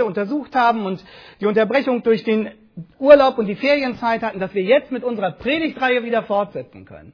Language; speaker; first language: German; native; German